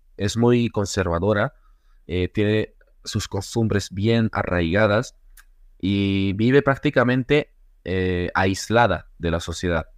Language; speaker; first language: Spanish; native; Spanish